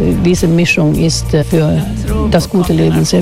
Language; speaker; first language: German; non-native, fluent; Swedish